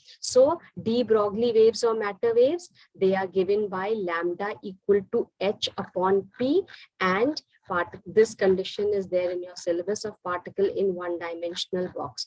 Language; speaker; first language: English; non-native, local second language; Hindi